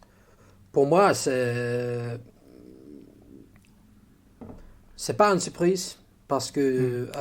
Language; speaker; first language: French; non-native, fluent; English